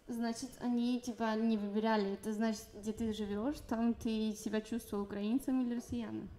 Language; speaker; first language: Russian; early bilingual, heritage; Russian